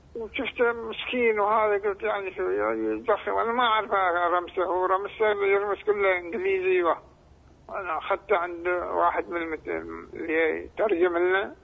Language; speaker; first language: Arabic; native; Arabic